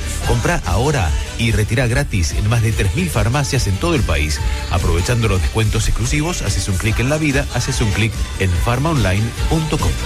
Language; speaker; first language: Spanish; native; Spanish